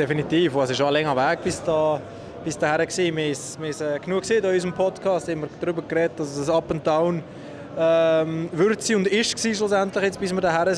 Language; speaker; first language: German; native; German